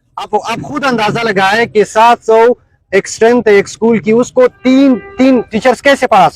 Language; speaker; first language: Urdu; non-native, local second language; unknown